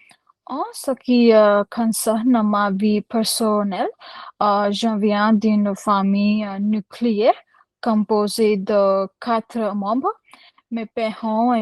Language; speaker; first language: French; non-native, learner; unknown